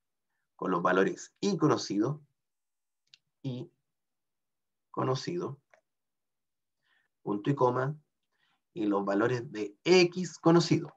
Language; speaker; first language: Spanish; native; Spanish